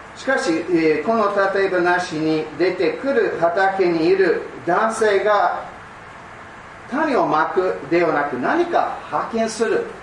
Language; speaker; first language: Japanese; non-native, fluent; English